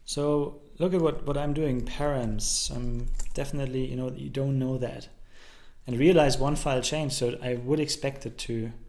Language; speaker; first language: English; non-native, fluent; German